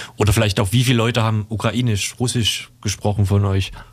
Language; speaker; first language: German; native; German